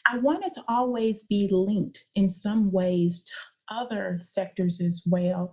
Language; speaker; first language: English; native; English